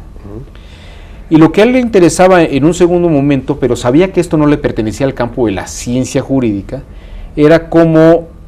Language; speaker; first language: Spanish; native; Spanish